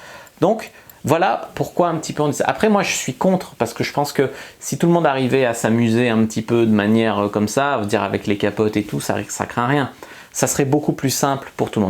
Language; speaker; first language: French; native; French